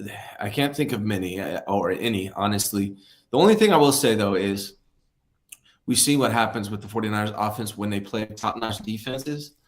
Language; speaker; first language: English; native; English